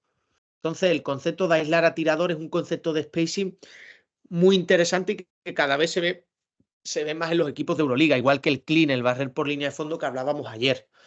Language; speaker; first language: Spanish; native; Spanish